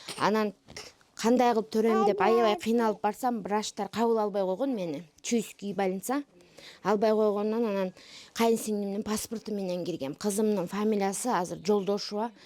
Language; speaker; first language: Kyrgyz; native; Kyrgyz